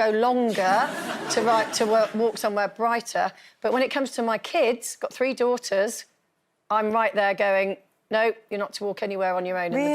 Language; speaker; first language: English; native; English